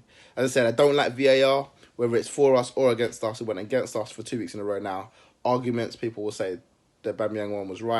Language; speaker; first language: English; native; English